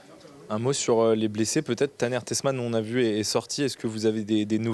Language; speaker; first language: French; native; French